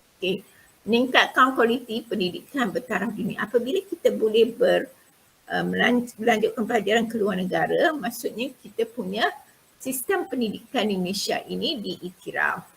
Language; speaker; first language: Malay; native; Malay